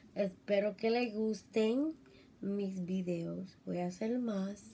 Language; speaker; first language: Spanish; early bilingual, heritage; Spanish